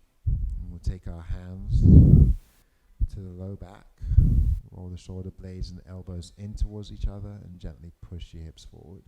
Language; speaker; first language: English; native; English